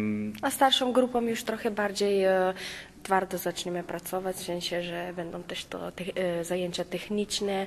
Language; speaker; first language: Polish; non-native, fluent; Slovenian